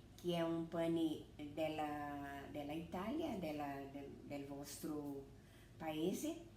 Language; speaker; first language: Italian; non-native, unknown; Portuguese